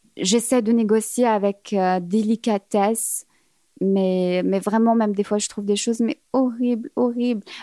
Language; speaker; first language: French; early bilingual, other home language; Arabic